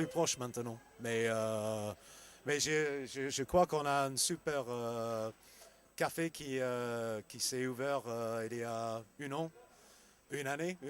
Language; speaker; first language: French; non-native, learner; English